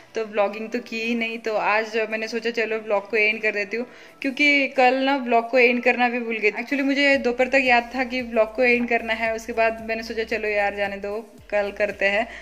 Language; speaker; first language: Hindi; non-native, local second language; Marathi